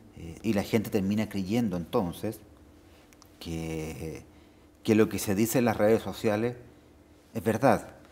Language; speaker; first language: Spanish; native; Spanish